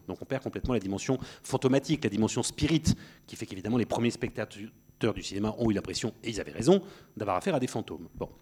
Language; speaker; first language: French; native; French